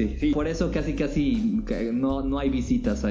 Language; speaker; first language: Spanish; native; Spanish